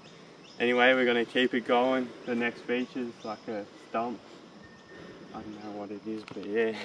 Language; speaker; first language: English; native; English